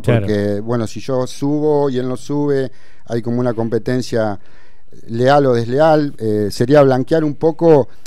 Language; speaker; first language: Spanish; native; Spanish